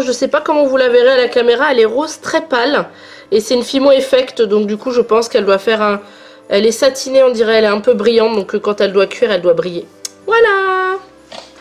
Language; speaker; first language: French; native; French